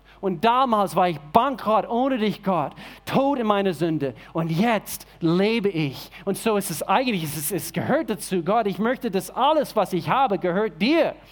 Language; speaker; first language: German; non-native, fluent; English